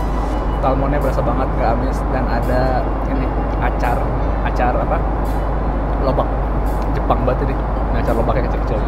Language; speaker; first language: Indonesian; native; Indonesian